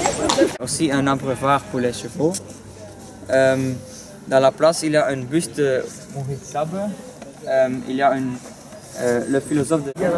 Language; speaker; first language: French; non-native, learner; Dutch